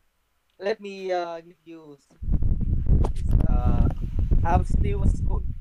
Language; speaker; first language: English; non-native, learner; Vietnamese